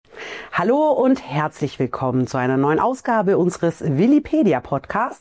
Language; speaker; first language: German; native; German